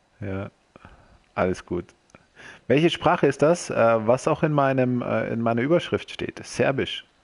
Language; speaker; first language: German; early bilingual, other home language; Croatian